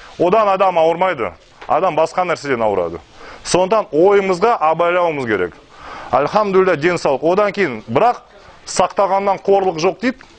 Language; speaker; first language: Kazakh; non-native, local second language; Russian